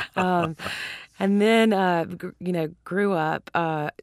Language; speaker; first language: English; native; English